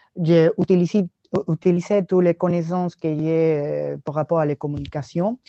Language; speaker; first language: French; non-native, learner; Spanish